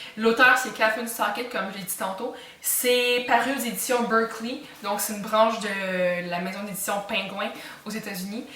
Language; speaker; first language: French; native; French